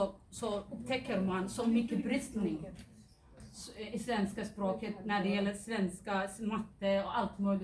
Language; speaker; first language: Swedish; non-native, fluent; Somali